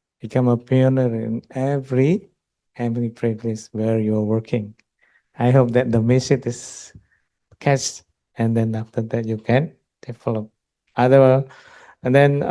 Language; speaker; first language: English; non-native, local second language; Indonesian